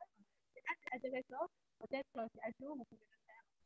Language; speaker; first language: French; non-native, fluent; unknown